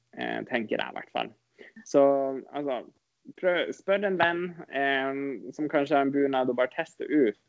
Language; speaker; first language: Norwegian; non-native, local second language; Northern Sami